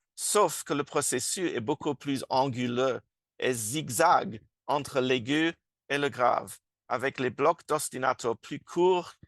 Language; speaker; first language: French; non-native, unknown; English